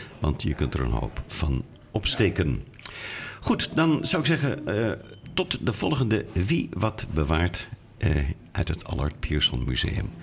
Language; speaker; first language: Dutch; native; Dutch